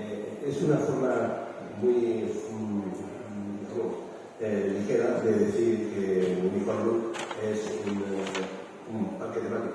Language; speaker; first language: Spanish; native; Spanish